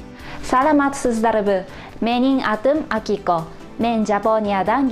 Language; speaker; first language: Kyrgyz; non-native, learner; Japanese